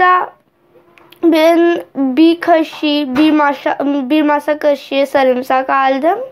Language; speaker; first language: Turkish; non-native, learner; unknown